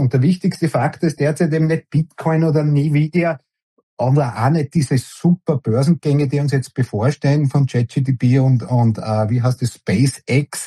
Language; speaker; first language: German; native; German